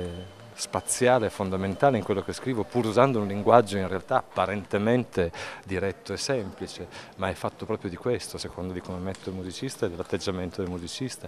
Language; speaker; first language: Italian; native; Italian